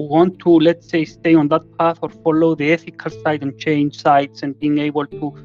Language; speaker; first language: English; non-native, fluent; Greek